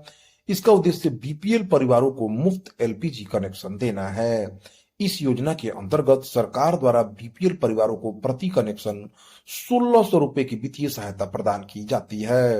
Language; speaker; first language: Hindi; native; Hindi